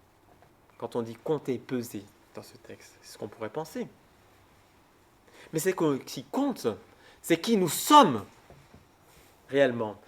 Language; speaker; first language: French; native; French